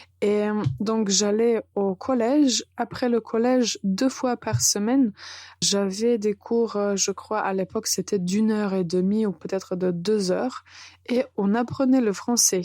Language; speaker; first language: French; non-native, fluent; Serbian